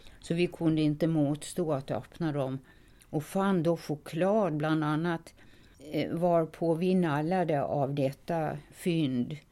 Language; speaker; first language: Swedish; native; Swedish